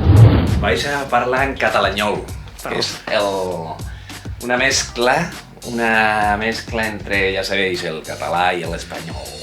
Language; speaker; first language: Catalan; non-native, local second language; Spanish